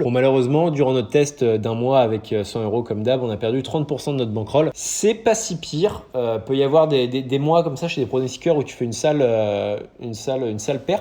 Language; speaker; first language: French; native; French